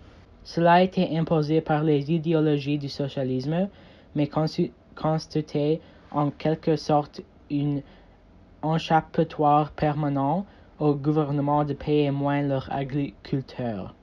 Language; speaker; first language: French; non-native, learner; English